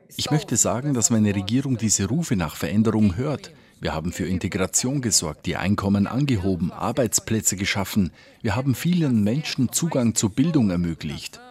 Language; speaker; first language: German; native; German